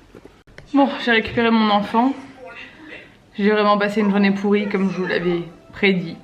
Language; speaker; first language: French; native; French